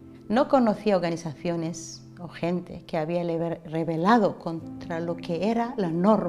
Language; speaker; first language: Spanish; non-native, fluent; Somali